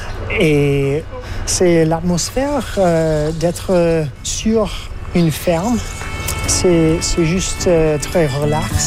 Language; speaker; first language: French; non-native, fluent; English